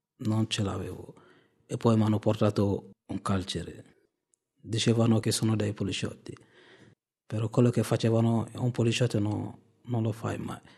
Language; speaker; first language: Italian; non-native, fluent; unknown